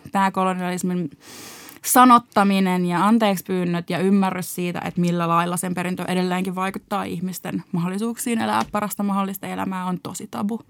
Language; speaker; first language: Finnish; native; Finnish